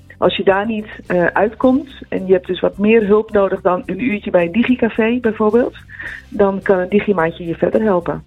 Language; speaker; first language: Dutch; native; Dutch